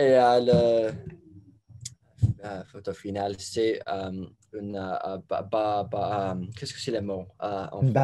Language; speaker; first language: French; non-native, learner; English